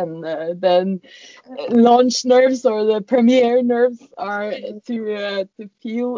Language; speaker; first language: English; non-native, fluent; Norwegian